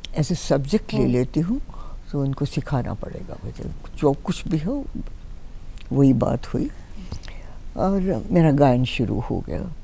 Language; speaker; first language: Hindi; native; Hindi